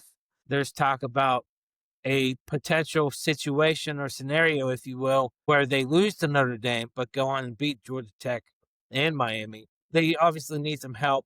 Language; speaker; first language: English; native; English